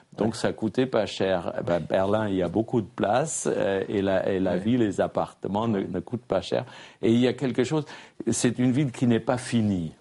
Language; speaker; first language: French; non-native, fluent; German